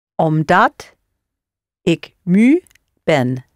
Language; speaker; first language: Dutch; non-native, learner; English